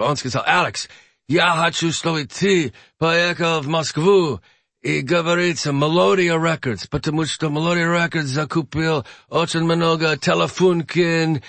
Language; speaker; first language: Russian; non-native, learner; English